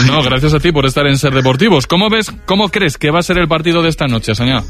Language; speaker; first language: Spanish; native; Spanish